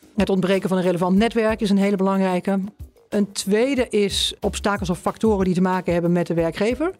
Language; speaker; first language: Dutch; native; Dutch